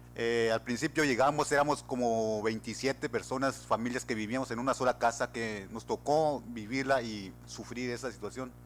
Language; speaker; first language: Spanish; native; Spanish